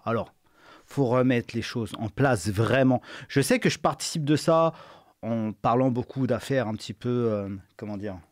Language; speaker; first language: French; native; French